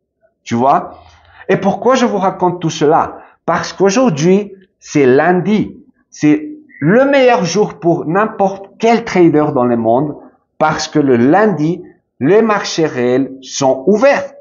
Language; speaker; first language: French; non-native, fluent; Spanish